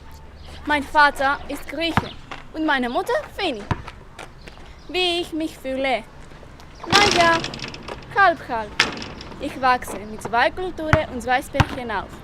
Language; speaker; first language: German; non-native, learner; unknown